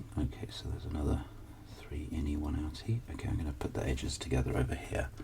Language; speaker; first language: English; native; English